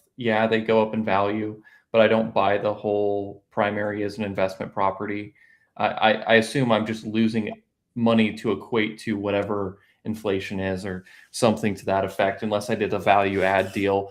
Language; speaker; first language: English; native; English